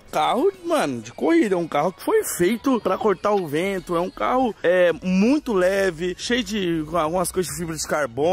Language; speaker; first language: Portuguese; native; Portuguese